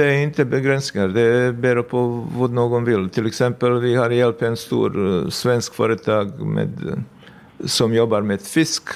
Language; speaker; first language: Swedish; non-native, fluent; Bosnian